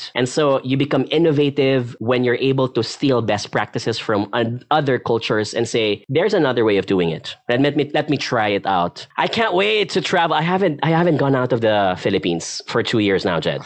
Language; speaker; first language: English; non-native, local second language; Filipino